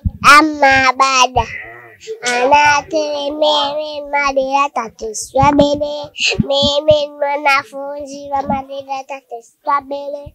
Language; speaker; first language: Arabic; non-native, learner; Swahili